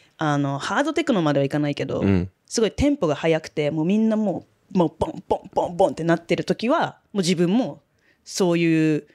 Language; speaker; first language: Japanese; native; Japanese